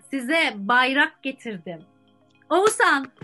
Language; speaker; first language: Turkish; early bilingual, heritage; Turkish